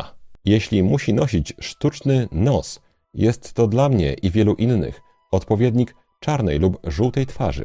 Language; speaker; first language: Polish; native; Polish